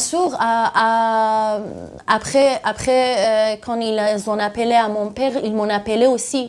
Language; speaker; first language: French; non-native, learner; Persian